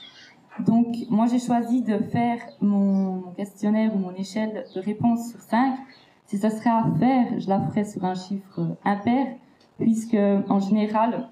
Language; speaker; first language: French; native; French